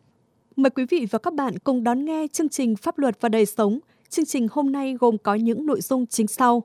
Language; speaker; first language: Vietnamese; native; Vietnamese